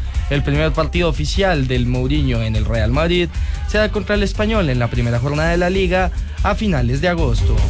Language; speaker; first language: Spanish; native; Spanish